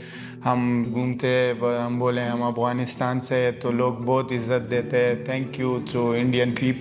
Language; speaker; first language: Hindi; non-native, learner; Pashto